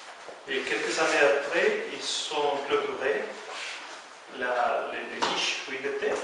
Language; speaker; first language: French; non-native, fluent; Spanish